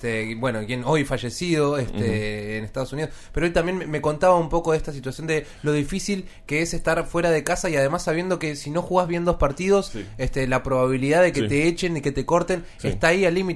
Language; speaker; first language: Spanish; native; Spanish